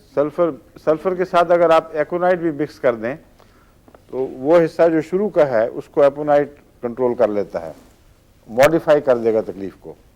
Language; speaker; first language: Urdu; native; Urdu